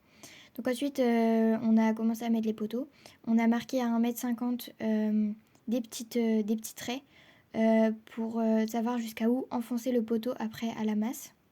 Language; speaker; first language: French; native; French